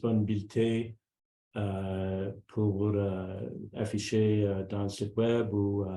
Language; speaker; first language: French; non-native, local second language; English